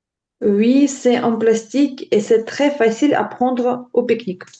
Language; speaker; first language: French; non-native, learner; Ukrainian